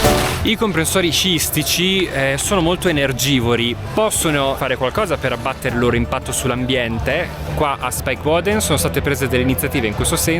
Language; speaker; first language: Italian; native; Italian